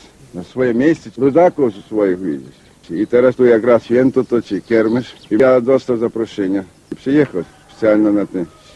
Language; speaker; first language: Polish; non-native, local second language; Rusyn